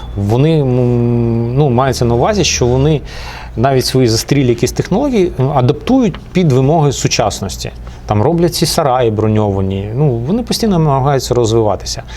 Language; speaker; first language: Ukrainian; non-native, local second language; Russian